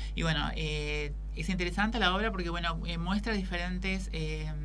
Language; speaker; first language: Spanish; native; Spanish